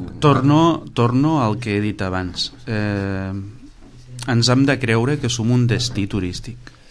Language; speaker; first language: Catalan; native; Catalan